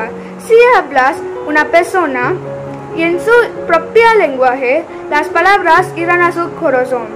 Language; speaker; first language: Spanish; non-native, learner; Tamil